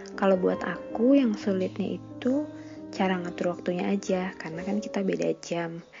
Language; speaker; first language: Indonesian; native; Indonesian